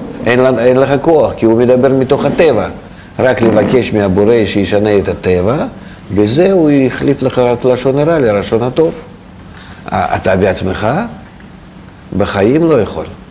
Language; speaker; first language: Hebrew; non-native, fluent; Russian